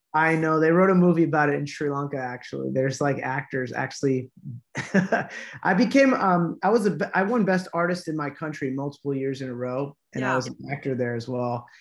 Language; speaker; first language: English; native; English